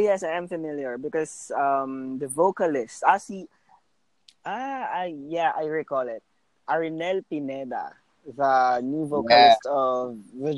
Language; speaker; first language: English; non-native, local second language; Filipino